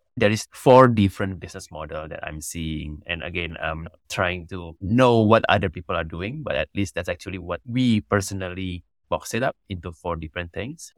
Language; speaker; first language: English; non-native, fluent; Indonesian